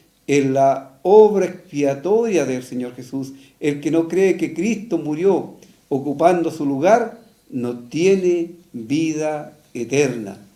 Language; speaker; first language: Spanish; native; Spanish